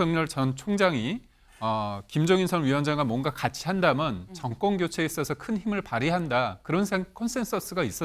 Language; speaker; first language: Korean; native; Korean